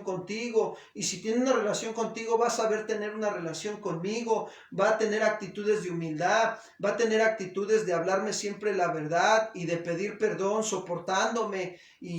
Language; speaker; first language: Spanish; native; Spanish